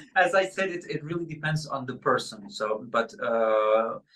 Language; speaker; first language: English; non-native, fluent; Spanish